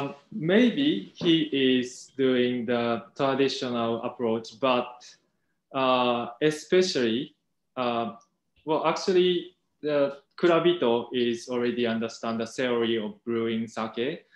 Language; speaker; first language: English; non-native, fluent; Japanese